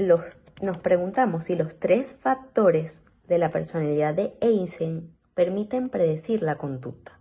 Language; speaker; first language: Spanish; native; Spanish